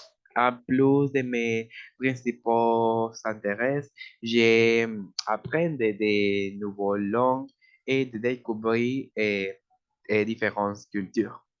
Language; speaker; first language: French; non-native, learner; Spanish